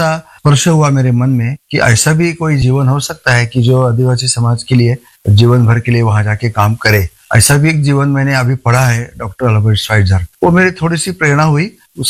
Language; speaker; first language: Hindi; non-native, local second language; Marathi